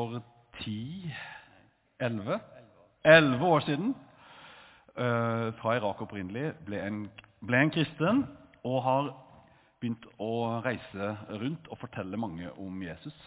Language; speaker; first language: Norwegian; native; Norwegian